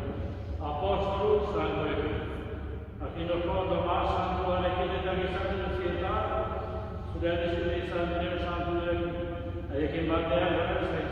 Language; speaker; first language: Basque; native; Basque